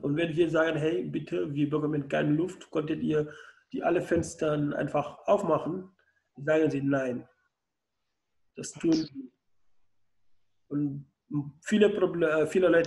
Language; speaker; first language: German; non-native, learner; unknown